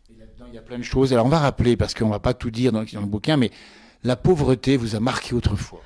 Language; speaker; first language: French; native; French